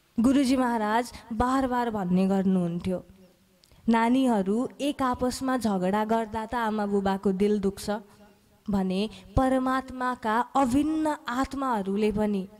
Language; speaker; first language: Nepali; native; Nepali